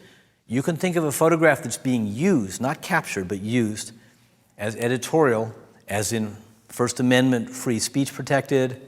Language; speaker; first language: English; native; English